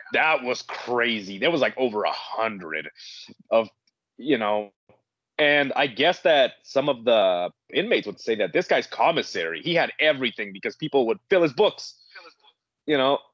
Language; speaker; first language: English; native; English